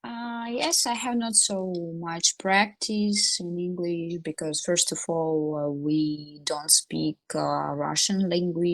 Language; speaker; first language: English; non-native, learner; Russian